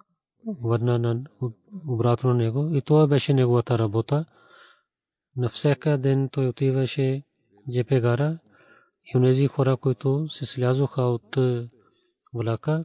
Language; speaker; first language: Bulgarian; non-native, learner; Urdu